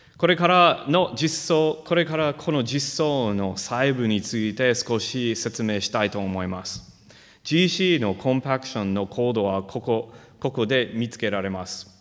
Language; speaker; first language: Japanese; non-native, fluent; English